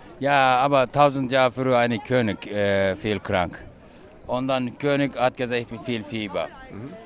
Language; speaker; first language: German; non-native, learner; Turkish